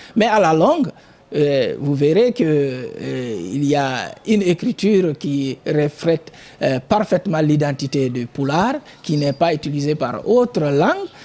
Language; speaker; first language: French; non-native, local second language; Fula